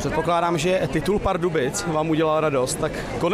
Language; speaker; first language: Czech; native; Czech